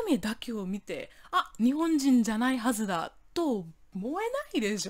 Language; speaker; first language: Japanese; non-native, fluent; English